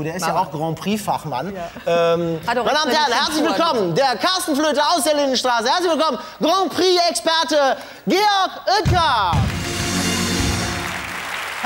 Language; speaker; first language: German; native; German